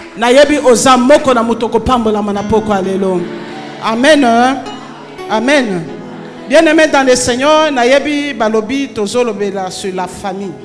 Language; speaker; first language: Lingala; non-native, local second language; Swahili